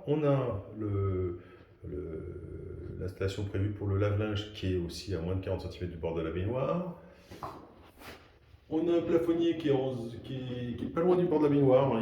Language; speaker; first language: French; native; French